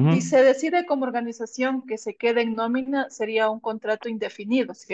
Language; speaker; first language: Spanish; native; Spanish